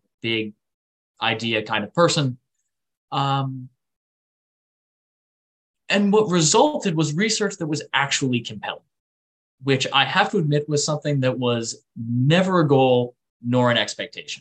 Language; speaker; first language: English; native; English